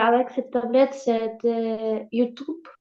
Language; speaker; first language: French; non-native, learner; Ukrainian